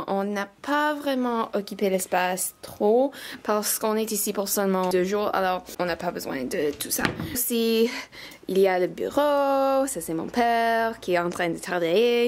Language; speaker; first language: French; non-native, learner; English